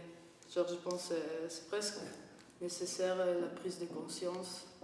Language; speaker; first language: French; non-native, fluent; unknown